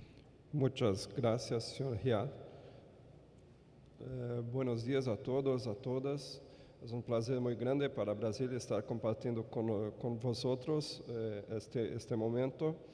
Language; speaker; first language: Spanish; non-native, fluent; Portuguese